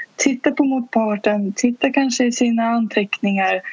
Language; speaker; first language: Swedish; non-native, fluent; Russian